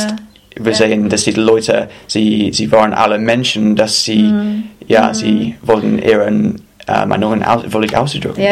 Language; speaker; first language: German; non-native, fluent; English